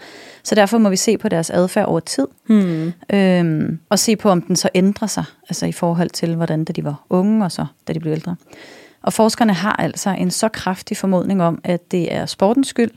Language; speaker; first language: Danish; native; Danish